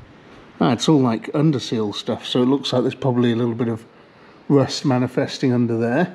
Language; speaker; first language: English; native; English